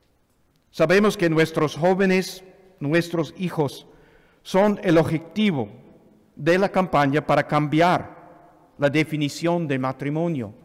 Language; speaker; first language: Spanish; non-native, fluent; English